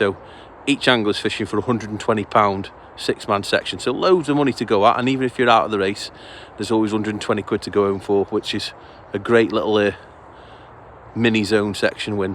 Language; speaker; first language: English; native; English